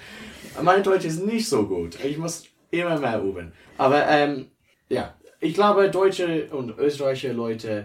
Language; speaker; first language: German; non-native, learner; English